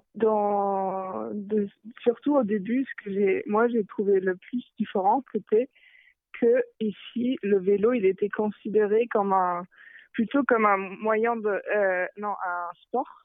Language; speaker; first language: French; non-native, fluent; German